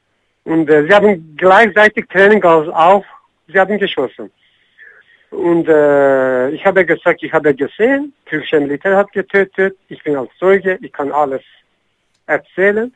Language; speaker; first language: German; non-native, learner; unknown